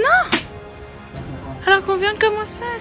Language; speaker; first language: French; native; French